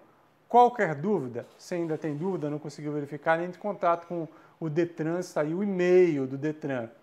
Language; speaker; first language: Portuguese; native; Portuguese